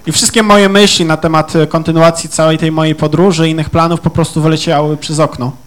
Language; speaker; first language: Polish; native; Polish